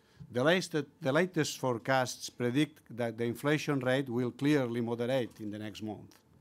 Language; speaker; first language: English; non-native, fluent; Catalan